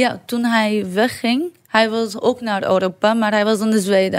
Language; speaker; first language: Dutch; non-native, learner; Arabic